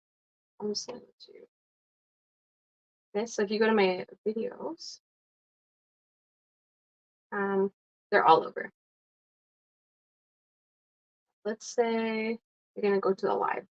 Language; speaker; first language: English; non-native, fluent; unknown